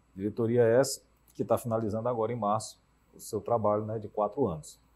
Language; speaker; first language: Portuguese; native; Portuguese